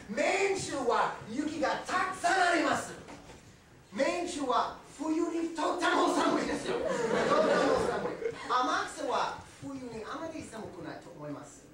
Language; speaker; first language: Japanese; non-native, learner; English